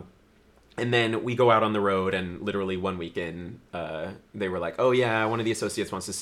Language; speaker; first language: English; native; English